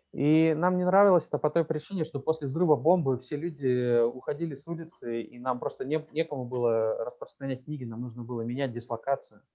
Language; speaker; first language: Russian; native; Russian